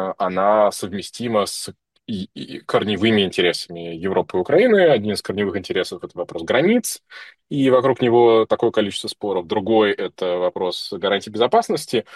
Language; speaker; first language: Russian; native; Russian